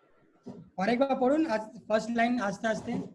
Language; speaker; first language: Bangla; non-native, local second language; Hindi